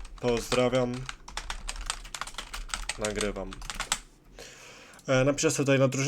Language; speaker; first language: Polish; native; Polish